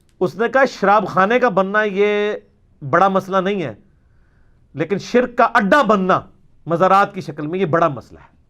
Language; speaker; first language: Urdu; non-native, local second language; Punjabi